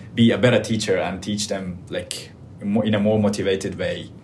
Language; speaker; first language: English; non-native, fluent; Persian